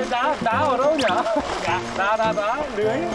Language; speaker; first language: Vietnamese; non-native, fluent; Korean